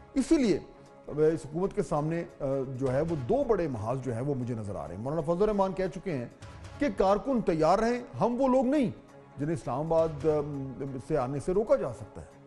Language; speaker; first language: Urdu; native; Urdu